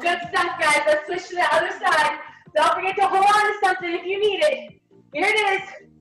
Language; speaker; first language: English; native; English